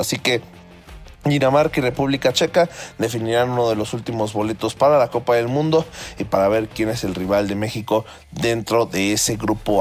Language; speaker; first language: Spanish; native; Spanish